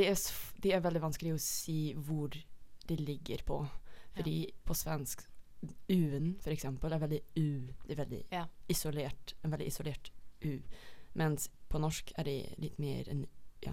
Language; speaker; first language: Norwegian; non-native, fluent; Dutch